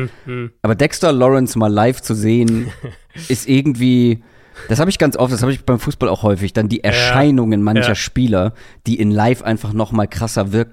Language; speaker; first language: German; native; German